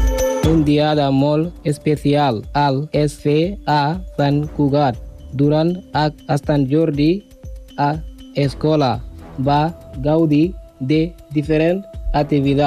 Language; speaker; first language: Catalan; non-native, learner; Spanish